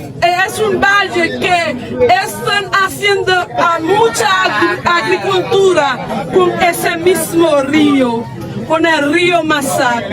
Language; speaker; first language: Spanish; non-native, fluent; Haitian Creole